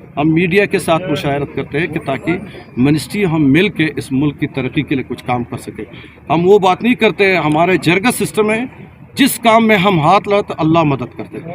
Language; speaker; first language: Urdu; non-native, local second language; Pashto